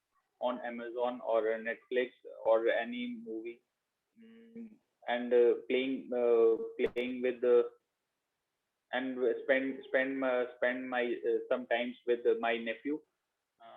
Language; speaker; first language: English; non-native, learner; Hindi